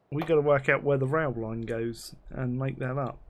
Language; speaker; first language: English; native; English